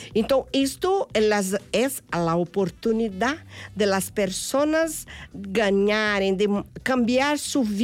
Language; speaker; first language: Spanish; non-native, fluent; Portuguese